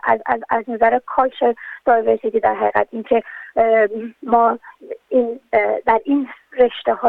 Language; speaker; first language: Persian; native; Persian